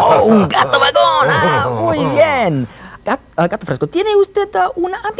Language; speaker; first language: Spanish; non-native, fluent; English